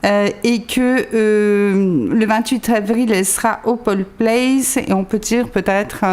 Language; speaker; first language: French; native; French